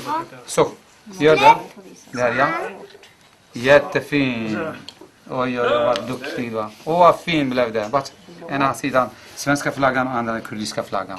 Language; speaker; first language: Swedish; non-native, fluent; Kurdish